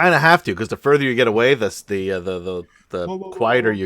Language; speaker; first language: English; native; English